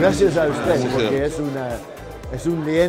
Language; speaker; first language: Spanish; non-native, learner; English